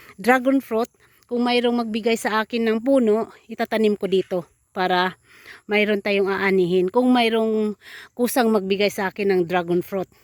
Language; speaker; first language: Filipino; native; Filipino